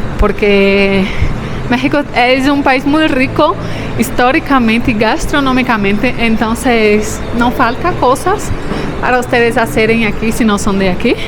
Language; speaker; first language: Spanish; non-native, fluent; Portuguese